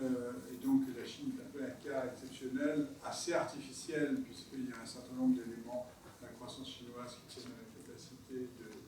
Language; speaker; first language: French; native; French